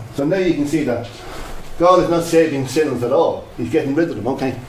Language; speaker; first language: English; native; English